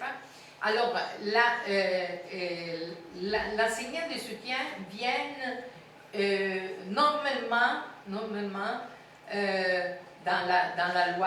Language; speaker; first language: French; non-native, fluent; Italian